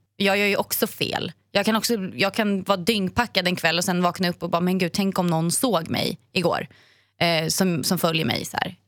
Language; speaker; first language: Swedish; native; Swedish